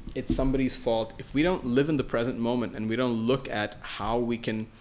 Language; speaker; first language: English; non-native, local second language; Malayalam